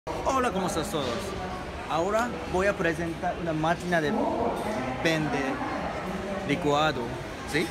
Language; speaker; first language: Spanish; non-native, learner; Japanese